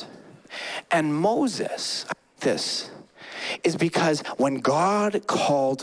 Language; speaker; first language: English; native; English